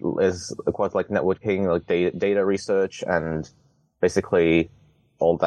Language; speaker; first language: English; non-native, local second language; Cantonese